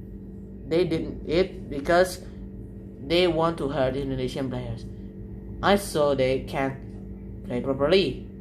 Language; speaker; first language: English; non-native, learner; Indonesian